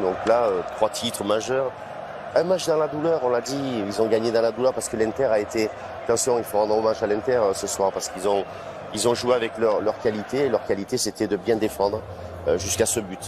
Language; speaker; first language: French; native; French